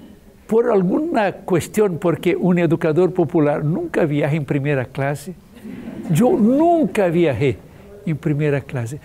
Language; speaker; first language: Spanish; non-native, fluent; Portuguese